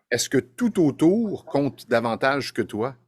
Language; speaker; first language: French; native; French